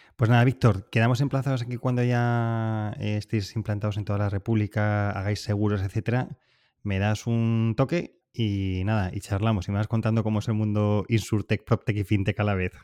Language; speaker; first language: Spanish; native; Spanish